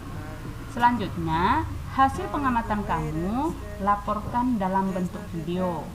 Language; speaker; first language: Indonesian; native; Indonesian